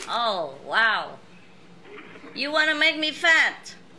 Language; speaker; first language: English; non-native, fluent; Vietnamese